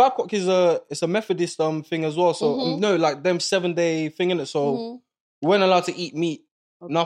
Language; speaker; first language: English; non-native, local second language; Yoruba